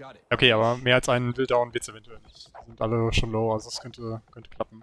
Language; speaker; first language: German; native; German